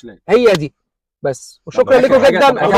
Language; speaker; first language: Arabic; native; Arabic